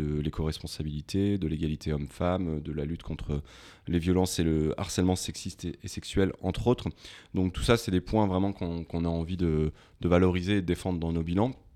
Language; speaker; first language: French; native; French